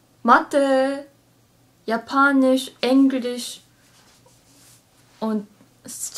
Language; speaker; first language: German; non-native, learner; Japanese